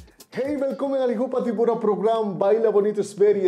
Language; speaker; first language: Swedish; non-native, learner; Spanish